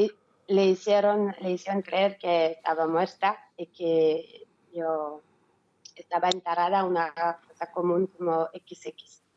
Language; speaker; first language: Spanish; non-native, learner; French